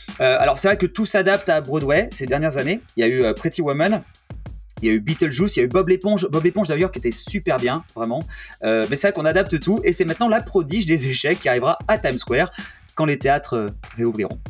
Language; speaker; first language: French; native; French